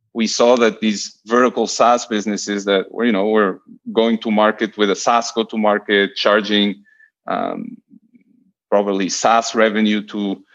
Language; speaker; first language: English; non-native, fluent; Portuguese